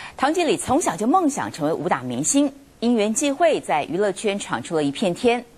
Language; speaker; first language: Chinese; native; Chinese